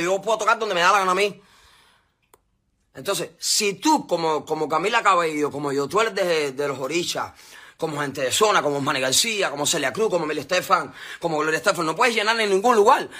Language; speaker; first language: Spanish; native; Spanish